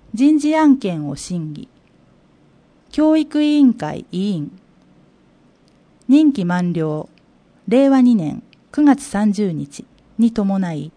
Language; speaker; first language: Japanese; native; Japanese